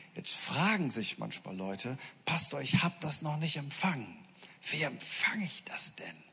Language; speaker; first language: German; native; German